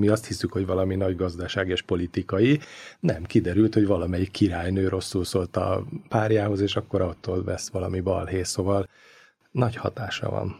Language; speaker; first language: Hungarian; native; Hungarian